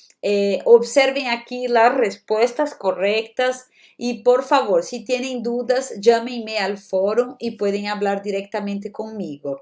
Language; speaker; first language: Spanish; non-native, fluent; Portuguese